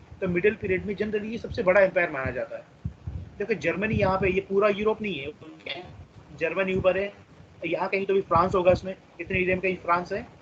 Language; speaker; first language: Hindi; non-native, local second language; Marathi